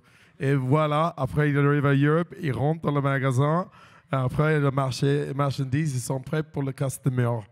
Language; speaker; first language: French; non-native, learner; English